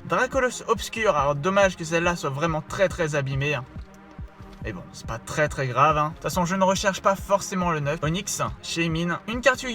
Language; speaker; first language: French; native; French